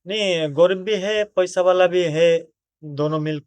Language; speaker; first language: Hindi; non-native, learner; Bangla